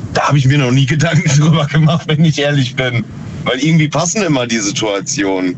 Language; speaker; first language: German; native; German